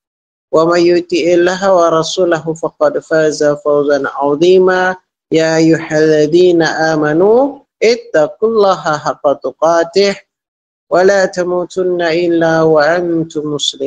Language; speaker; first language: Indonesian; native; Indonesian